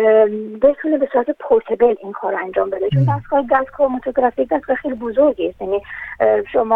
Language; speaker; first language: Persian; native; Persian